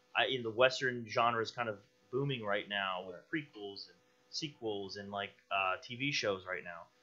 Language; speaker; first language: English; native; English